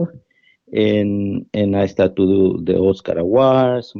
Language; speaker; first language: English; non-native, fluent; Spanish